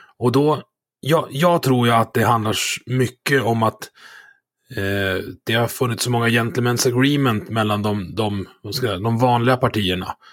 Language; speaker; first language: Swedish; native; Swedish